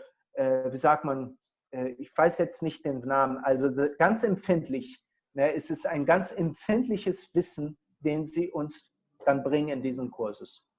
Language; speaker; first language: German; non-native, fluent; Portuguese